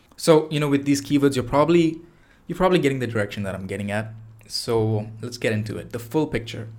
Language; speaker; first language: English; non-native, local second language; Tamil